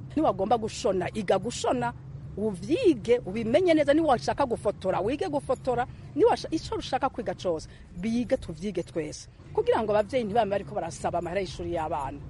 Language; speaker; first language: Rundi; native; Rundi